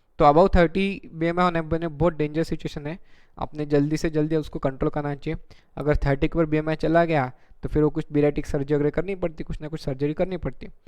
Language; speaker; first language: Hindi; non-native, local second language; Marathi